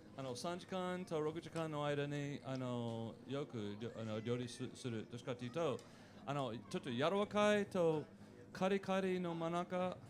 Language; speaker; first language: Japanese; non-native, learner; English